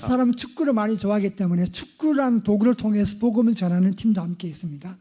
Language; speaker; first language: Korean; native; Korean